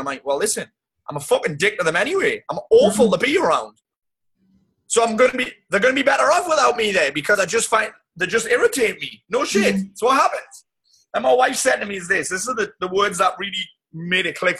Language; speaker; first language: English; native; English